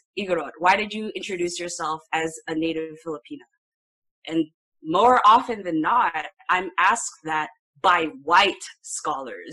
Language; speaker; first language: English; non-native, local second language; Filipino